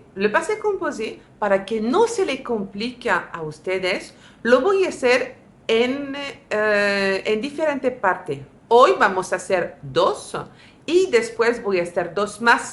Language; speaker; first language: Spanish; non-native, learner; French